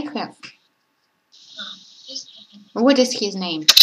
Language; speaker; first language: English; non-native, learner; Russian